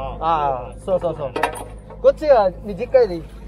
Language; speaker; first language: Japanese; non-native, learner; Cebuano